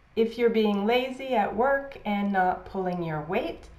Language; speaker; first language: English; native; English